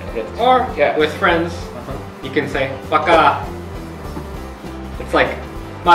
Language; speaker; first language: English; early bilingual, heritage; English